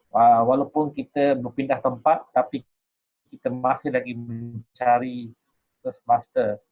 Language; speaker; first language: Malay; native; Malay